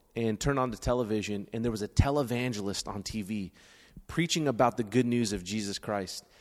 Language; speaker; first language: English; native; English